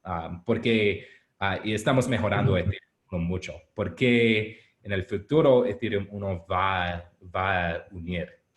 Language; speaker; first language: Spanish; non-native, learner; English